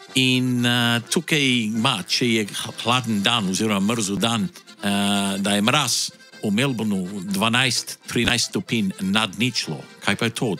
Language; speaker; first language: Slovenian; early bilingual, heritage; Slovenian